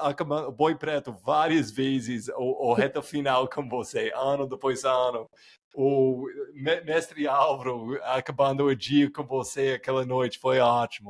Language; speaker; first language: Portuguese; non-native, fluent; English